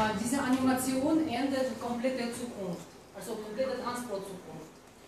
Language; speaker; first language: German; non-native, learner; Russian